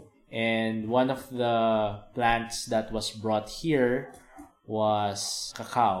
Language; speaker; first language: English; non-native, local second language; Filipino